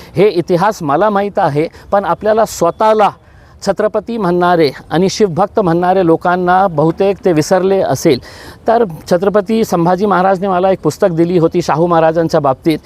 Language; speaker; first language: Marathi; non-native, local second language; Urdu